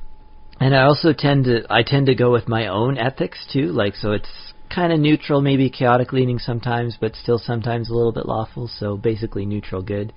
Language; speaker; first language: English; native; English